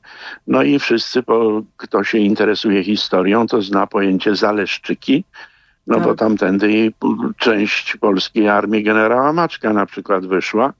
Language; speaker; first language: Polish; native; Polish